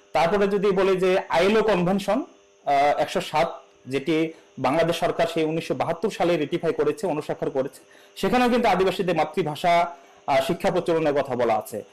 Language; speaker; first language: Bangla; non-native, local second language; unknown